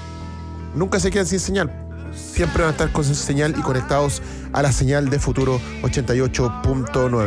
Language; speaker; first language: Spanish; native; Spanish